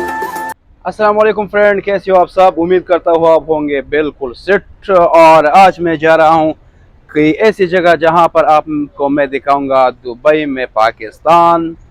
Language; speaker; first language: Hindi; non-native, local second language; Punjabi